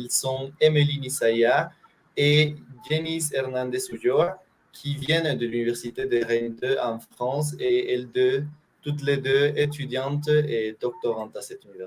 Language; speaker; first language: French; non-native, fluent; Spanish